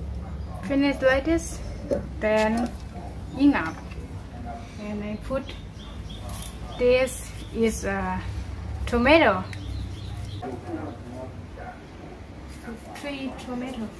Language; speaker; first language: English; non-native, learner; Lao